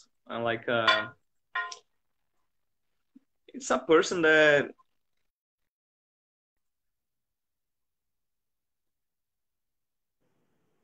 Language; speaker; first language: English; non-native, fluent; Portuguese